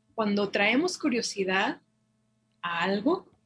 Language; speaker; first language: Spanish; native; Spanish